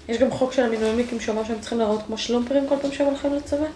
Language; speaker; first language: Hebrew; native; Hebrew